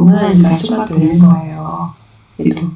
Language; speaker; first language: Korean; non-native, learner; Indonesian